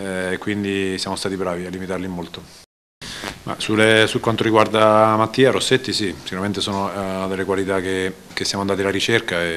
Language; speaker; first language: Italian; native; Italian